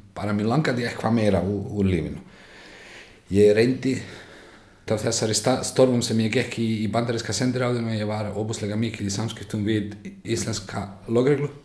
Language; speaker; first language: Icelandic; non-native, fluent; Bosnian